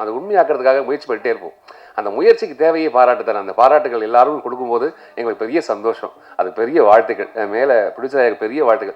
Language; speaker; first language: Tamil; native; Tamil